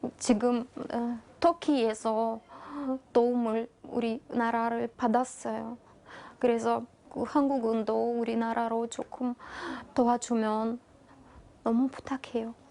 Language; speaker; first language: Korean; non-native, learner; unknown